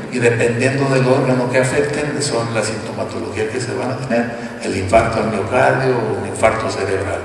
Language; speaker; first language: Spanish; native; Spanish